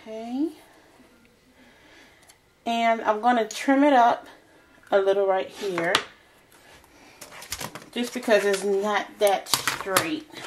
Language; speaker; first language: English; native; English